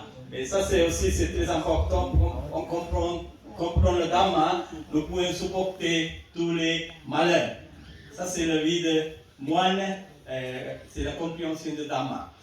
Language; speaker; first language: French; non-native, fluent; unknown